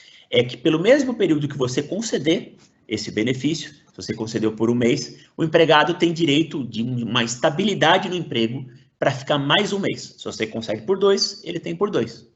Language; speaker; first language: Portuguese; native; Portuguese